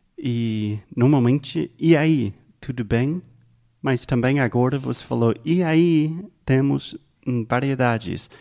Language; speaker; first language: Portuguese; non-native, fluent; English